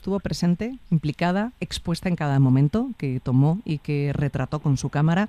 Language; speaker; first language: Spanish; native; Spanish